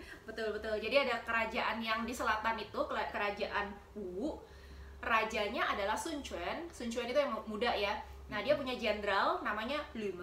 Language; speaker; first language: Indonesian; native; Indonesian